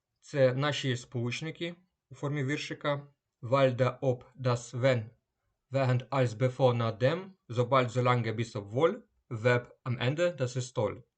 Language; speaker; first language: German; non-native, fluent; Ukrainian